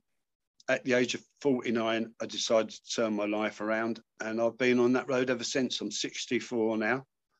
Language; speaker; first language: English; native; English